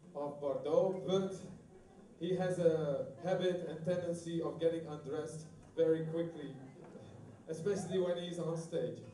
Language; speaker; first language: English; non-native, fluent; Dutch